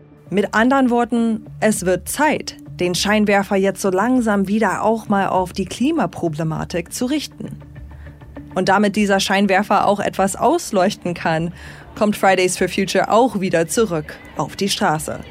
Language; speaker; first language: German; native; German